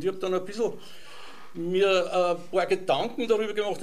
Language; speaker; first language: German; native; German